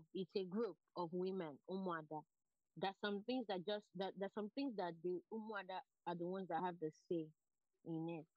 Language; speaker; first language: English; non-native, local second language; Igbo